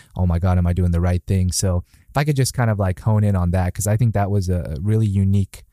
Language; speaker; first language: English; native; English